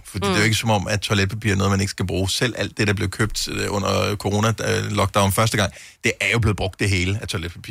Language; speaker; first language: Danish; native; Danish